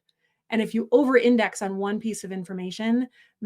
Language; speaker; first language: English; native; English